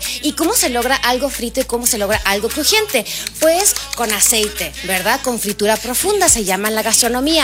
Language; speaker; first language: Spanish; native; Spanish